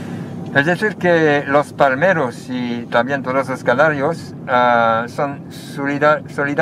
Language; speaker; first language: Spanish; non-native, fluent; French